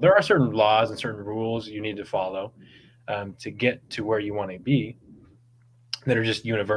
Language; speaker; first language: English; native; English